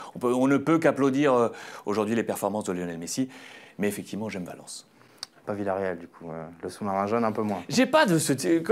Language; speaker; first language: French; native; French